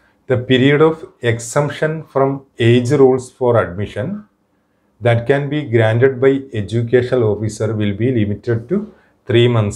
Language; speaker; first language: English; non-native, local second language; Malayalam